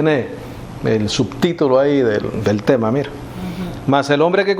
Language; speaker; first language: Spanish; native; Spanish